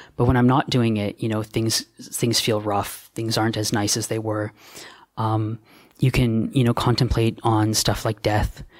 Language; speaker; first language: English; native; English